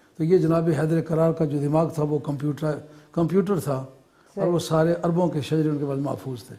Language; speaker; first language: Urdu; non-native, local second language; Punjabi